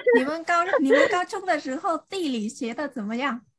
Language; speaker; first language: Chinese; non-native, fluent; Vietnamese